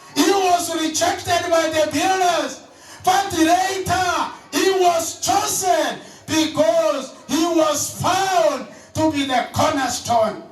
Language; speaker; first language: English; non-native, local second language; Swahili